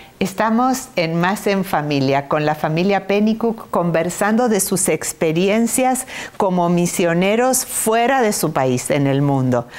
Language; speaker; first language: Spanish; native; Spanish